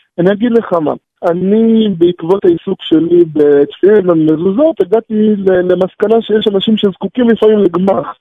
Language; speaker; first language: Hebrew; native; Hebrew